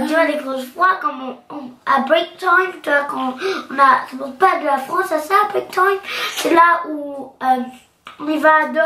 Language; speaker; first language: French; early bilingual, other home language; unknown